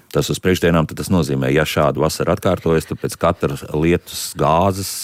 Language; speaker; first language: Latvian; native; Latvian